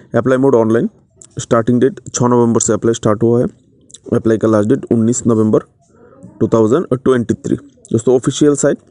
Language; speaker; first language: Hindi; native; Hindi